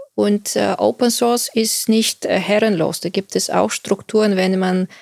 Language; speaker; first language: German; non-native, fluent; Bulgarian